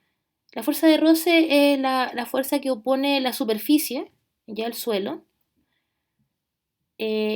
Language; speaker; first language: Spanish; native; Spanish